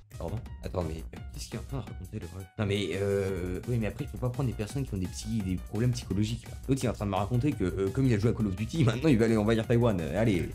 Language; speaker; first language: French; native; French